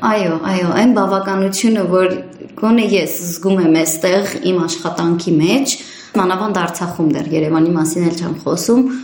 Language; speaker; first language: Armenian; early bilingual, heritage; Armenian